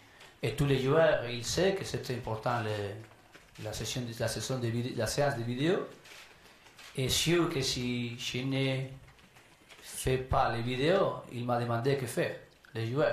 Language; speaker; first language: French; non-native, learner; Spanish